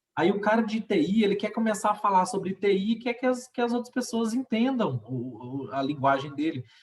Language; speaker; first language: Portuguese; native; Portuguese